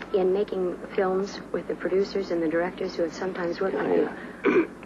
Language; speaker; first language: English; native; English